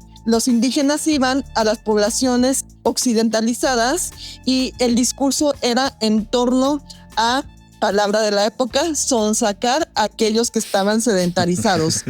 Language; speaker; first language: Spanish; native; Spanish